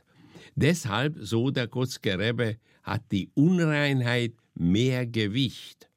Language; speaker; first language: German; native; German